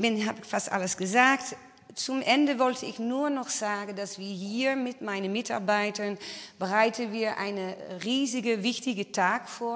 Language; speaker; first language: German; non-native, fluent; Dutch